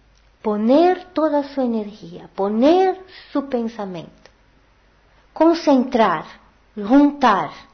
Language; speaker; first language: Portuguese; non-native, learner; Spanish